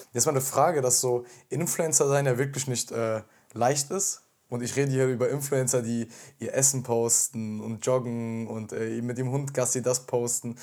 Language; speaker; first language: German; early bilingual, other home language; Turkish